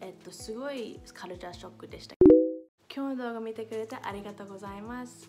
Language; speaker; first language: Japanese; non-native, fluent; English